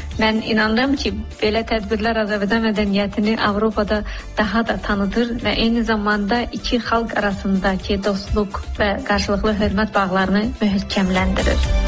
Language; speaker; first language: Azerbaijani; native; Azerbaijani